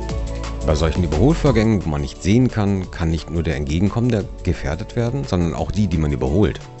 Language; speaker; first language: German; native; German